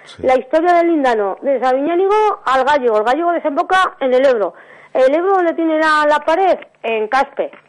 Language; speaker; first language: Spanish; native; Spanish